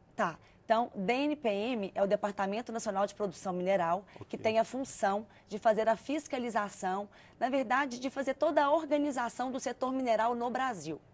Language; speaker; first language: Portuguese; native; Portuguese